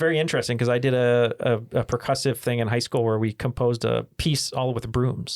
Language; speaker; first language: English; native; English